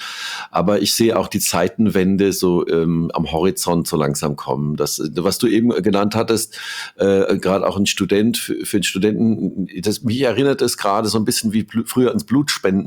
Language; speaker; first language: German; native; German